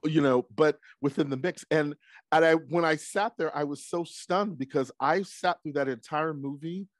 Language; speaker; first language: English; native; English